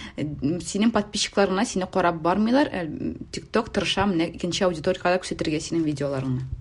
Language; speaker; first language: Tatar; native; Tatar